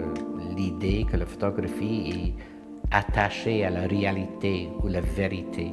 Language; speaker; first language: French; non-native, local second language; English